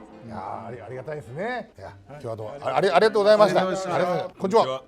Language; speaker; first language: Japanese; native; Japanese